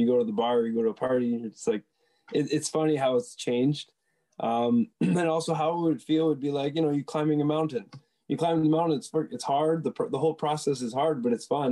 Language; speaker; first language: English; non-native, fluent; French